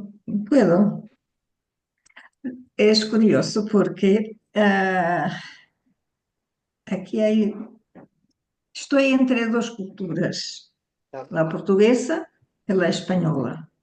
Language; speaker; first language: Spanish; early bilingual, heritage; Portuguese